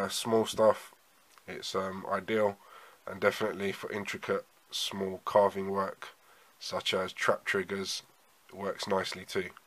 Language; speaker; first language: English; native; English